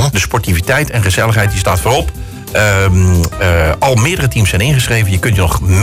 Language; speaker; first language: Dutch; native; Dutch